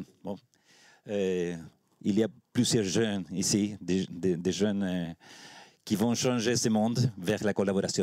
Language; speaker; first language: French; non-native, learner; Spanish